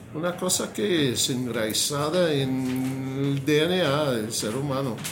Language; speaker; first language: Spanish; non-native, fluent; English